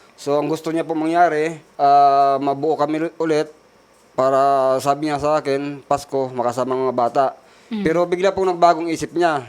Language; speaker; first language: Filipino; native; Filipino